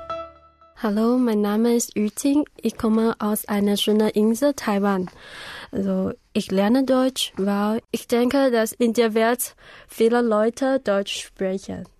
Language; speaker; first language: German; non-native, learner; Chinese